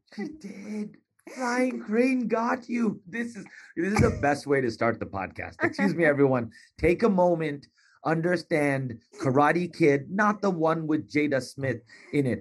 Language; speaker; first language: English; native; English